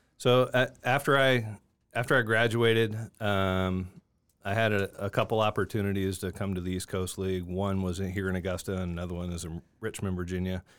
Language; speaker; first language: English; native; English